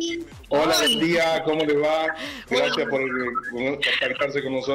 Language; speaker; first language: Spanish; native; Spanish